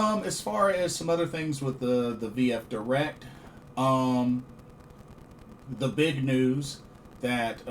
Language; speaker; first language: English; native; English